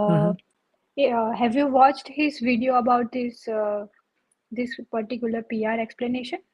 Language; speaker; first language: English; non-native, local second language; Gujarati